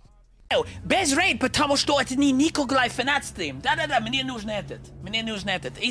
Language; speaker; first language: Russian; non-native, learner; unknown